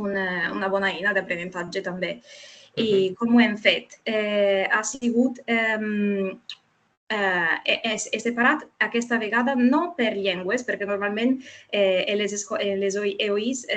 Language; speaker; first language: Catalan; non-native, fluent; Italian